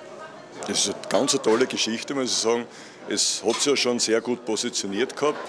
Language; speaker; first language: German; native; German